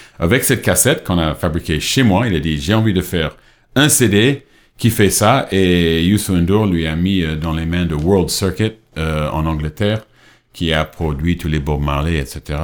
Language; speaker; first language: French; non-native, fluent; English